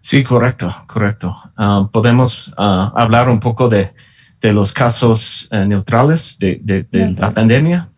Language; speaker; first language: Spanish; non-native, fluent; English